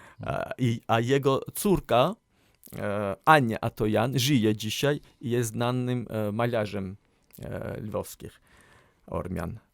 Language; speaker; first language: Polish; non-native, learner; Armenian